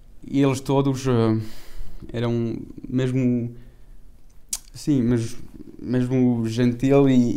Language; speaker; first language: Portuguese; early bilingual, heritage; French